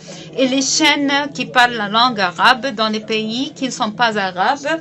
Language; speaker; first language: French; non-native, fluent; Arabic